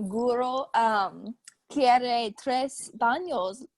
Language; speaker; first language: Spanish; non-native, learner; English